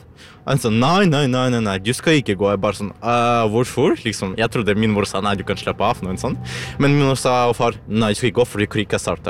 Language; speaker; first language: Norwegian; non-native, learner; Ukrainian